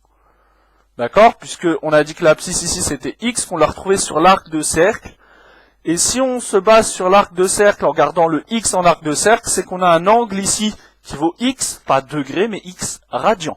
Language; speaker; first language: French; native; French